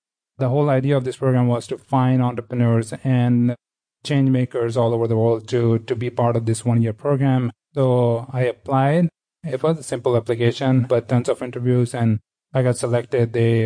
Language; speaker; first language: English; non-native, local second language; Urdu